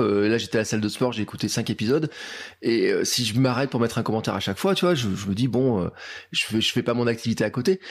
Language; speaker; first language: French; native; French